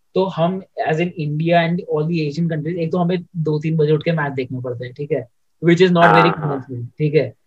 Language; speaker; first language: Hindi; native; Hindi